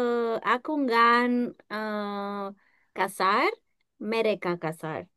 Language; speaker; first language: Indonesian; non-native, learner; English